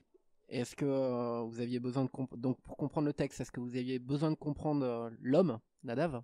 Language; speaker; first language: French; native; French